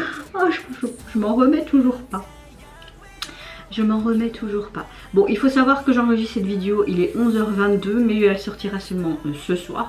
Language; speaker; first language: French; native; French